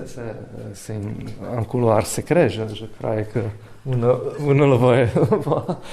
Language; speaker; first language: French; non-native, fluent; Czech